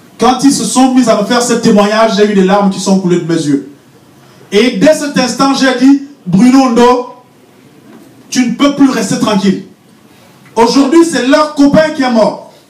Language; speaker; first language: French; non-native, local second language; Fang